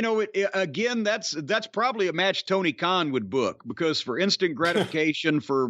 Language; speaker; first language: English; native; English